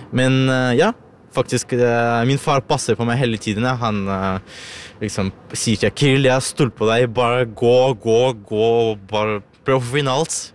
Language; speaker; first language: Norwegian; non-native, learner; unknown